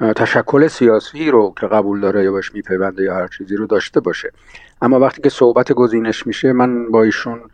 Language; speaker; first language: Persian; native; Persian